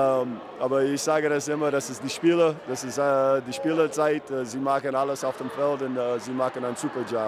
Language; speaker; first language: German; non-native, learner; English